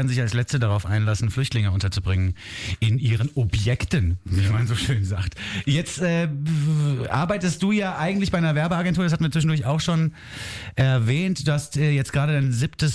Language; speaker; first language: German; native; German